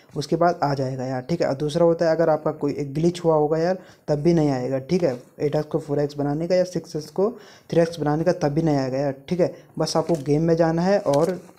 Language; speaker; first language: Hindi; native; Hindi